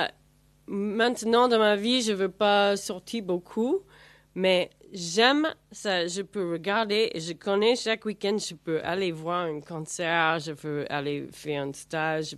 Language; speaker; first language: French; non-native, learner; English